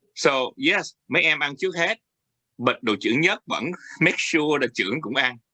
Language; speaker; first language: Vietnamese; early bilingual, heritage; Vietnamese